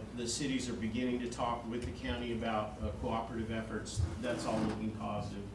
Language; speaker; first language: English; native; English